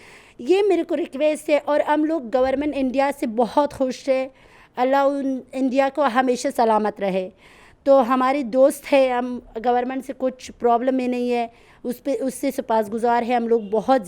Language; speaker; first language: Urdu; non-native, learner; Persian